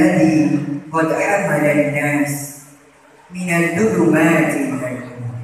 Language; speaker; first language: Arabic; non-native, learner; Madurese